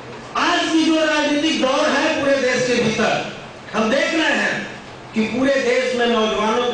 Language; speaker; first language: Hindi; native; Hindi